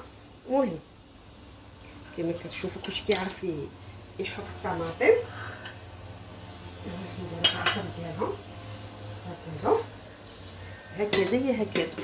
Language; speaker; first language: Arabic; native; Arabic